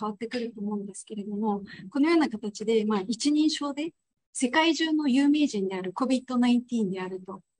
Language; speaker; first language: Japanese; native; Japanese